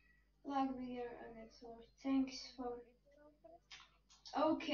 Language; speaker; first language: English; non-native, local second language; Slovak